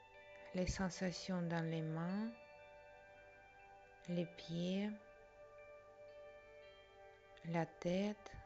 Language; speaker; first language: French; non-native, fluent; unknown